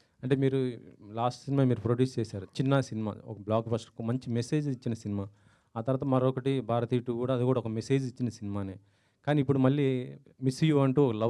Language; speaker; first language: Telugu; native; Telugu